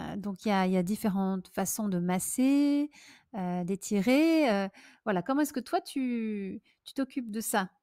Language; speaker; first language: French; native; French